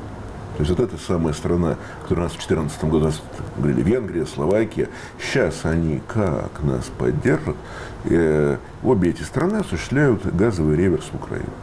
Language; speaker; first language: Russian; native; Russian